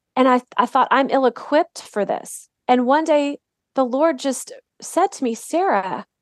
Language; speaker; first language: English; native; English